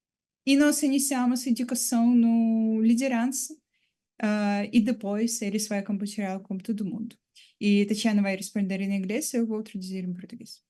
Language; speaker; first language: Portuguese; non-native, fluent; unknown